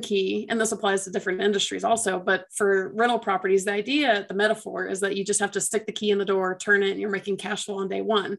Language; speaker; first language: English; native; English